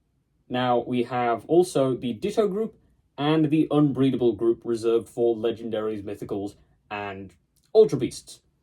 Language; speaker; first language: English; native; English